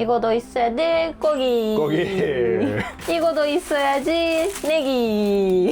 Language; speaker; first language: Korean; non-native, learner; Japanese